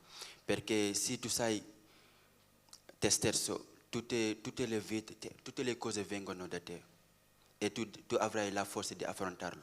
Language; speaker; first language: Italian; non-native, learner; Wolof